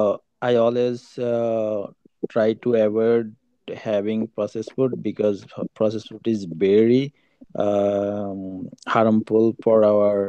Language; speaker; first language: English; non-native, learner; Bangla